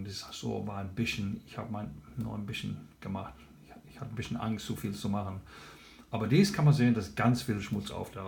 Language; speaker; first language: German; non-native, learner; English